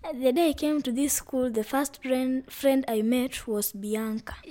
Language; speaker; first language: English; non-native, local second language; Luyia